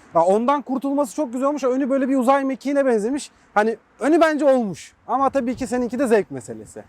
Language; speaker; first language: Turkish; native; Turkish